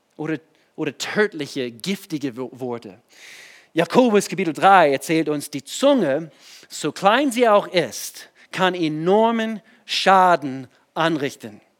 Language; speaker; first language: German; non-native, fluent; English